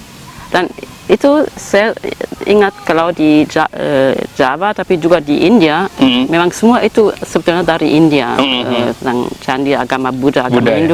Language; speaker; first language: Indonesian; non-native, fluent; German